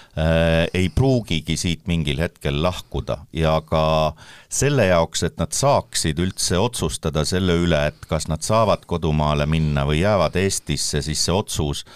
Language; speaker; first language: Estonian; native; Estonian